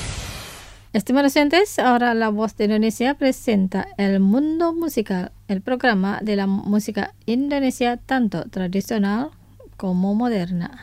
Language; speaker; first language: Spanish; non-native, fluent; Indonesian